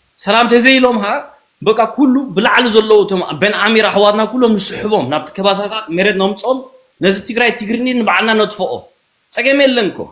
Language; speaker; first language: Tigrinya; early bilingual, heritage; Tigrinya